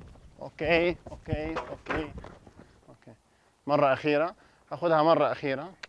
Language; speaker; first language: Arabic; native; Arabic